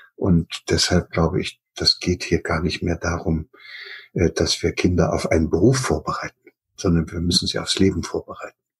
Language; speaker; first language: German; native; German